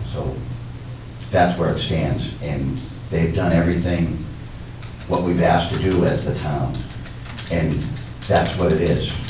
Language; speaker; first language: English; native; English